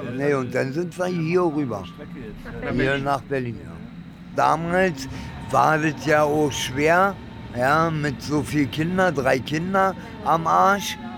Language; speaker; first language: German; early bilingual, other home language; Italian